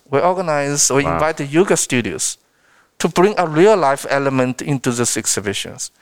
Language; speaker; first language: English; non-native, fluent; Chinese